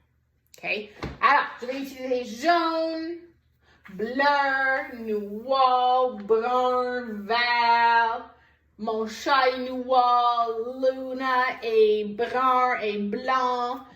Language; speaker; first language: French; non-native, fluent; English